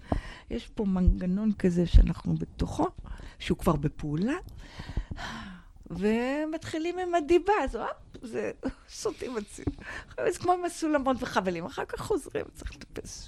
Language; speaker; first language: Hebrew; non-native, fluent; English